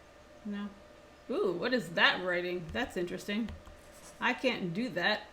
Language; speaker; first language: English; native; English